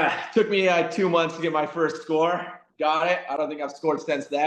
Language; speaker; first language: English; native; English